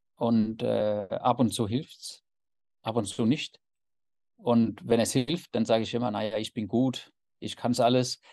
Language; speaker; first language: German; non-native, fluent; Danish